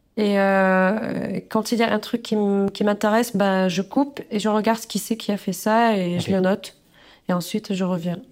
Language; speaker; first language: French; non-native, local second language; Arabic